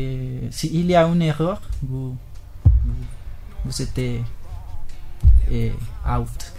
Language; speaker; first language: French; non-native, learner; Spanish